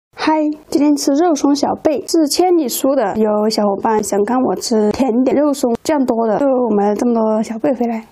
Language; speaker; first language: Chinese; native; Chinese